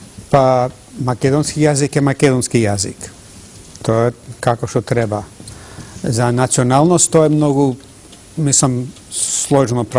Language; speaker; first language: Macedonian; non-native, fluent; English